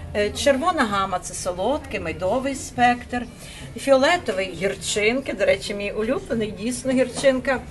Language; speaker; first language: Ukrainian; native; Ukrainian